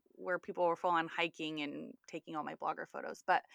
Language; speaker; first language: English; native; English